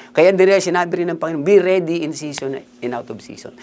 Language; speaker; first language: English; non-native, local second language; Filipino